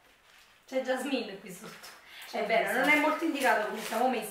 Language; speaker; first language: Italian; native; Italian